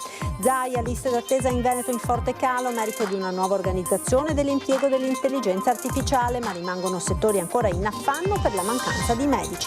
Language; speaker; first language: Italian; native; Italian